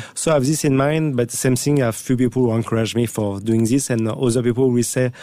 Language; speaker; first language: English; non-native, fluent; French